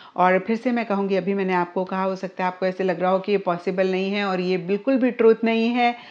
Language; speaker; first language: Hindi; native; Hindi